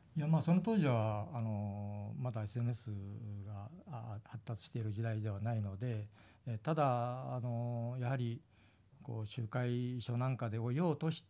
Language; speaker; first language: Japanese; native; Japanese